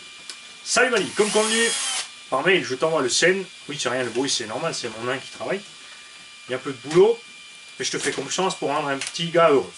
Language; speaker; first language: French; native; French